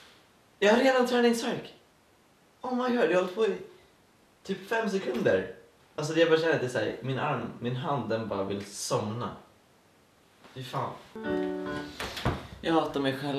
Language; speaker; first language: Swedish; native; Swedish